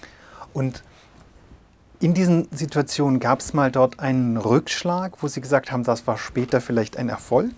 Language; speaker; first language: German; native; German